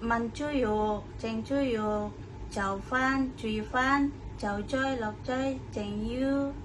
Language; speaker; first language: Cantonese; non-native, learner; Indonesian